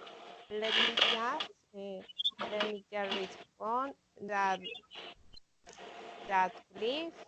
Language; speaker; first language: English; non-native, learner; Spanish